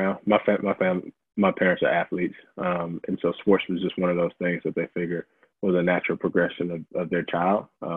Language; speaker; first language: English; native; English